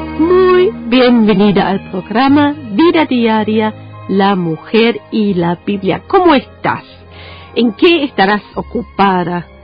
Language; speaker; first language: Spanish; non-native, fluent; German